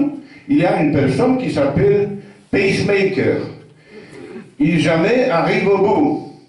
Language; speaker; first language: French; non-native, fluent; Polish